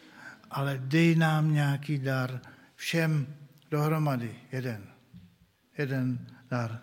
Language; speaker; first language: Czech; native; Czech